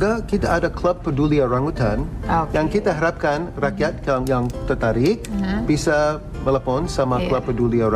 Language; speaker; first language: Indonesian; non-native, fluent; English